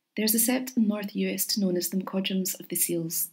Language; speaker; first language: English; native; English